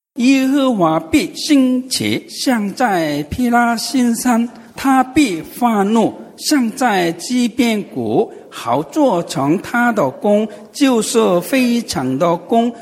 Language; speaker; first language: Chinese; non-native, fluent; Korean